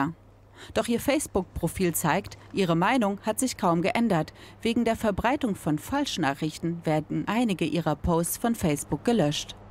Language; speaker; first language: German; native; German